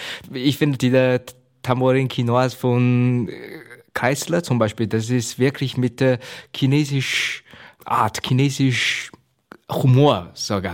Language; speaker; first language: German; non-native, fluent; Chinese